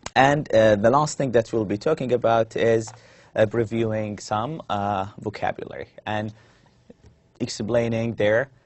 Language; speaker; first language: English; non-native, fluent; Arabic